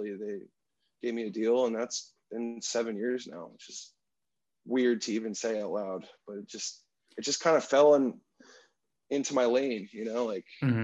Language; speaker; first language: English; native; English